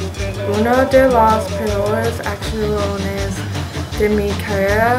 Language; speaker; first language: Spanish; non-native, learner; English